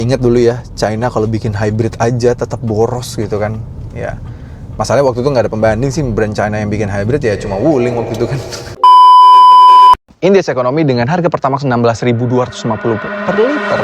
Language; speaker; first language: Indonesian; native; Indonesian